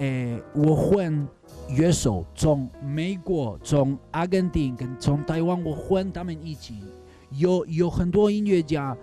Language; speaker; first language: Chinese; non-native, learner; Spanish